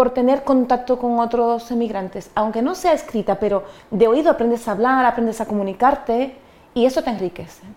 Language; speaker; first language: Spanish; native; Spanish